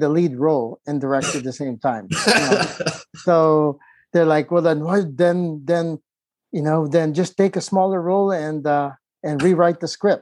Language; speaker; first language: English; non-native, local second language; Filipino